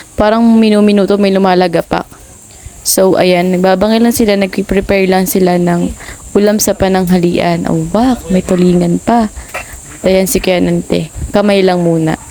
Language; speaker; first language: Filipino; non-native, local second language; Bikol